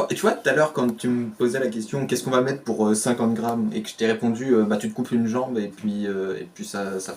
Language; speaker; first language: French; native; French